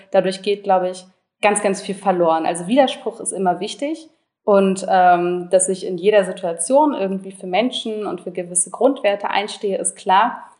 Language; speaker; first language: German; native; German